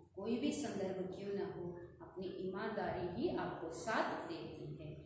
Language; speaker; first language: Hindi; non-native, local second language; Kannada